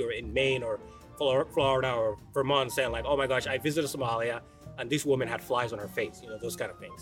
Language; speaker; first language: English; non-native, fluent; Somali